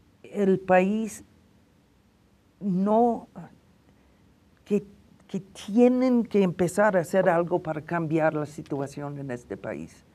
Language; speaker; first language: Spanish; non-native, fluent; English